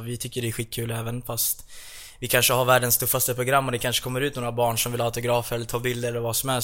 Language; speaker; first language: Swedish; native; Swedish